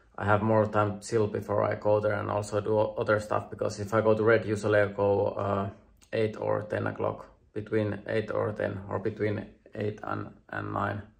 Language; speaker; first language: English; non-native, fluent; Finnish